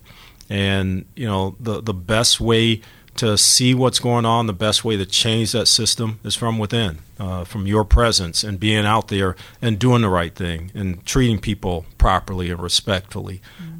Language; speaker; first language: English; native; English